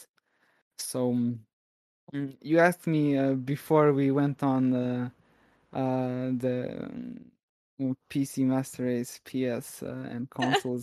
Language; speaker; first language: English; non-native, fluent; Serbian